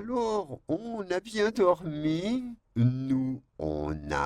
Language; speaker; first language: French; non-native, fluent; Spanish